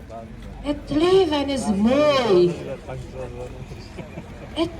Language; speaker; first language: Dutch; non-native, fluent; Persian